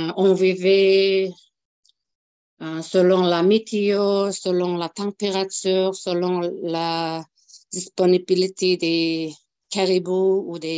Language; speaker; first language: French; non-native, local second language; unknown